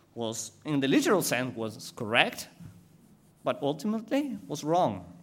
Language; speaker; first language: English; non-native, fluent; Spanish